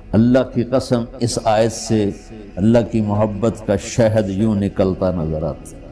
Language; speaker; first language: Urdu; non-native, local second language; Punjabi